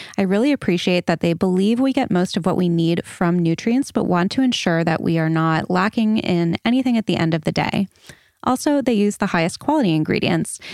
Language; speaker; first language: English; native; English